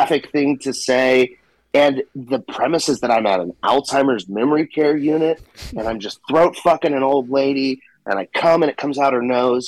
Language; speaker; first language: English; native; English